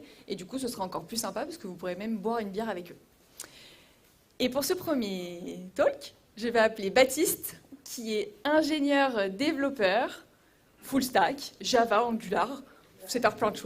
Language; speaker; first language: French; native; French